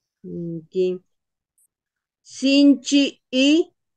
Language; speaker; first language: Chinese; non-native, learner; Spanish